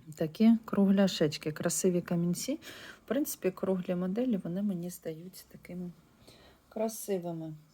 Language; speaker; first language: Ukrainian; non-native, local second language; Russian